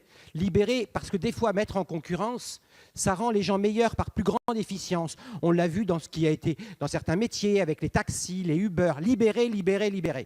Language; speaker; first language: French; native; French